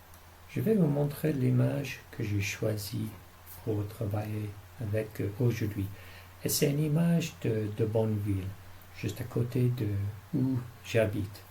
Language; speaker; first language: French; non-native, fluent; English